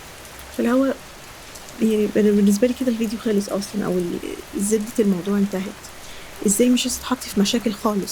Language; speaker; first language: Arabic; native; Arabic